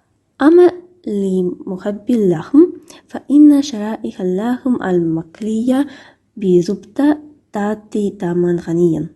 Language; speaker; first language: Arabic; non-native, learner; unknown